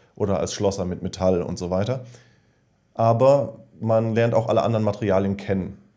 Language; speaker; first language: German; non-native, fluent; Danish